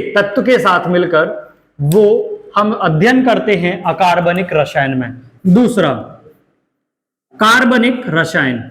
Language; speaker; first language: Hindi; native; Hindi